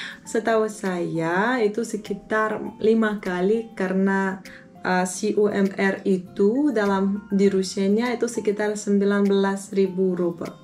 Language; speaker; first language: Indonesian; non-native, fluent; Russian